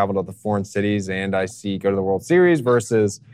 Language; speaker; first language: English; native; English